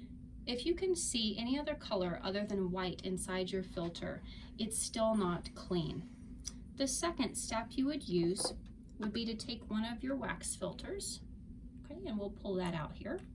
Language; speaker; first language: English; native; English